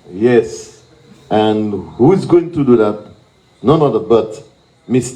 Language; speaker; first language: English; native; English